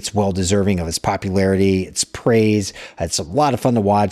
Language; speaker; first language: English; native; English